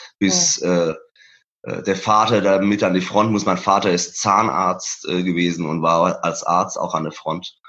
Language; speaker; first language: German; early bilingual, other home language; Persian